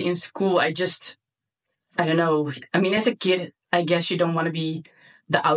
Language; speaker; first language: English; non-native, fluent; Dutch